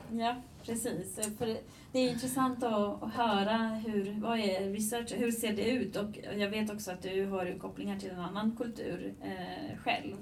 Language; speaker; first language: Swedish; non-native, fluent; Romanian